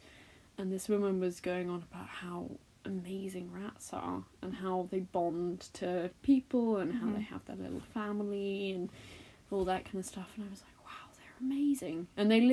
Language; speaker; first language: English; native; English